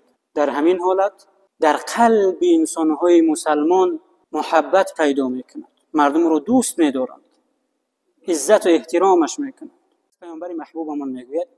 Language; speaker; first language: Persian; native; Persian